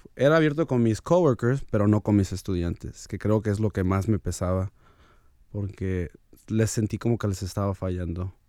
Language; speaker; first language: Spanish; early bilingual, heritage; Spanish